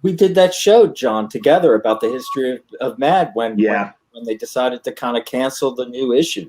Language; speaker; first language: English; native; English